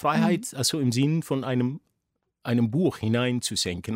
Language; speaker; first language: German; non-native, fluent; Arabic